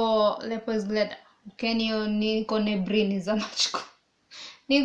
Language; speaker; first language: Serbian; non-native, learner; English